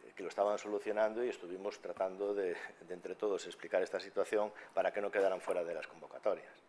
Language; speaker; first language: Spanish; native; Spanish